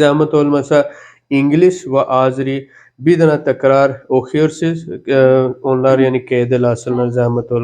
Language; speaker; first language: Turkish; non-native, learner; Urdu